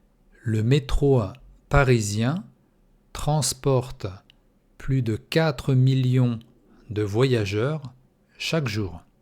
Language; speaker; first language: French; non-native, fluent; Russian